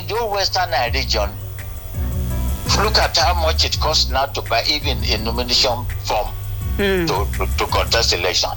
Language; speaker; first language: English; non-native, local second language; Yoruba